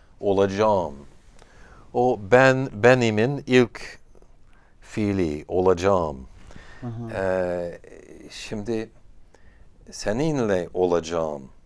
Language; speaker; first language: Turkish; non-native, fluent; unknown